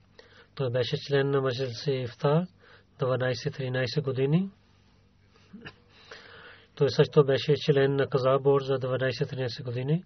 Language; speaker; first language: Bulgarian; non-native, learner; Urdu